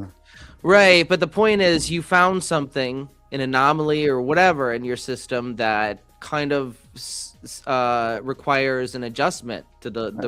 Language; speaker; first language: English; native; English